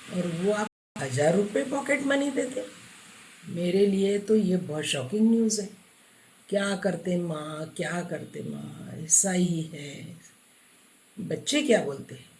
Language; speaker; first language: Hindi; non-native, local second language; Marathi